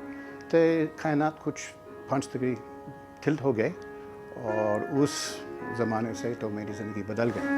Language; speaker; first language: Urdu; non-native, fluent; English